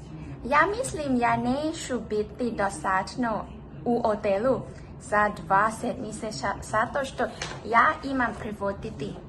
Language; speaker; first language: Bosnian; early bilingual, heritage; Bosnian